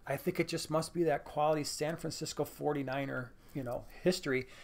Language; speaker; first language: English; native; English